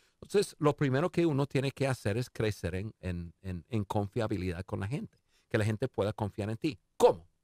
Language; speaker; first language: Spanish; non-native, fluent; English